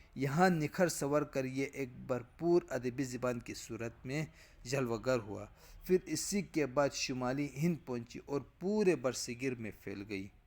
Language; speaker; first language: Urdu; non-native, local second language; Punjabi